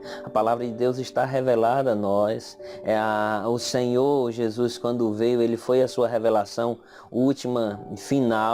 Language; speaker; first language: Portuguese; native; Portuguese